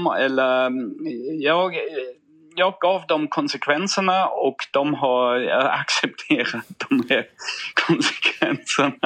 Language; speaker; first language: Swedish; non-native, fluent; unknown